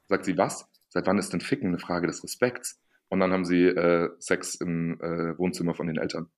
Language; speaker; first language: German; native; German